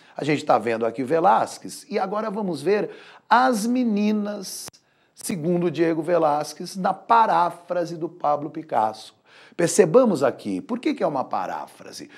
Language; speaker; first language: Portuguese; native; Portuguese